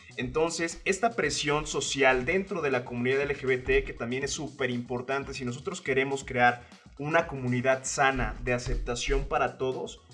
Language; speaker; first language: Spanish; native; Spanish